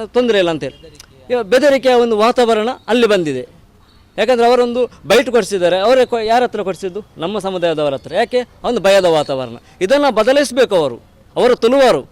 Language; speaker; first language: Kannada; native; Kannada